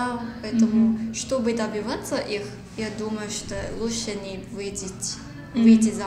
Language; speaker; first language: Russian; non-native, learner; Korean